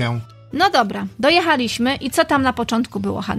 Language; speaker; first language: Polish; native; Polish